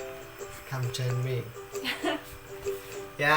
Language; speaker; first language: English; non-native, learner; Indonesian